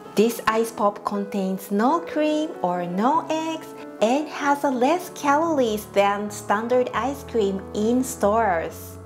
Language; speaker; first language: English; non-native, fluent; Japanese